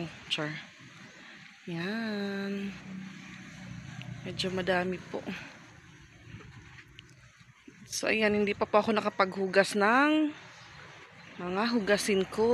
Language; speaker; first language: Filipino; native; Filipino